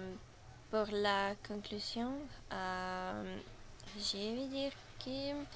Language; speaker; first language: French; non-native, learner; Spanish